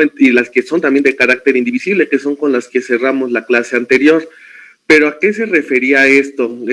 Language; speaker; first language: Spanish; native; Spanish